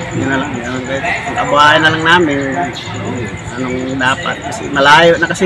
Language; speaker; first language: Filipino; native; Filipino